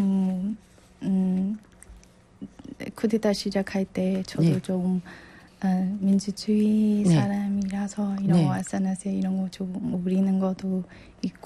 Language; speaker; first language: Korean; non-native, learner; Burmese